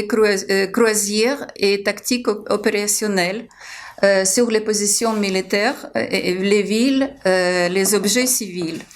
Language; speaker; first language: French; non-native, fluent; Ukrainian